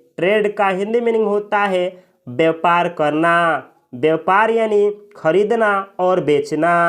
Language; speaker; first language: Hindi; native; Hindi